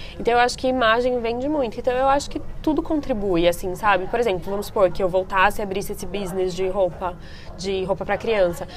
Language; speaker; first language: Portuguese; native; Portuguese